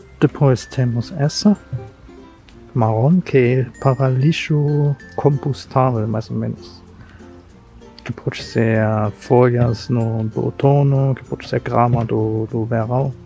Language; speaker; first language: Portuguese; non-native, fluent; German